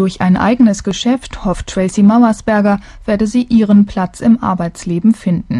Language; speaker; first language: German; native; German